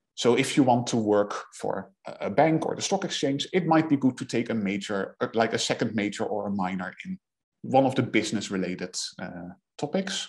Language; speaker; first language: English; non-native, fluent; Dutch